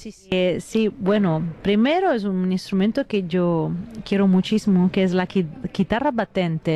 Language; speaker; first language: Spanish; non-native, fluent; Italian